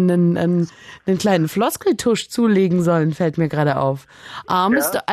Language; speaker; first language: German; native; German